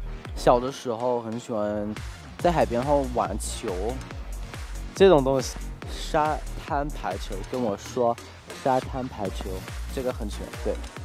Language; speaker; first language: Chinese; non-native, fluent; Thai